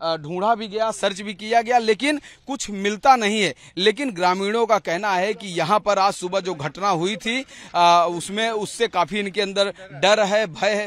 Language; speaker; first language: Hindi; native; Hindi